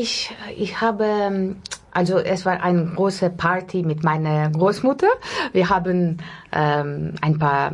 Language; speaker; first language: German; non-native, fluent; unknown